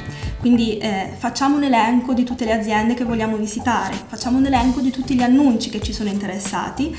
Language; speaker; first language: Italian; native; Italian